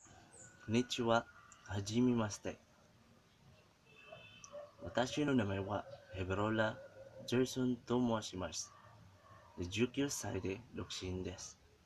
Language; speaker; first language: Japanese; non-native, learner; Cebuano